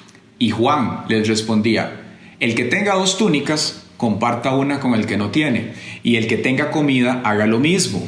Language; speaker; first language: Spanish; native; Spanish